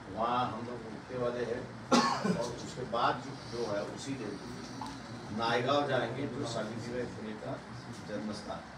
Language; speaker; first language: Hindi; non-native, local second language; Marathi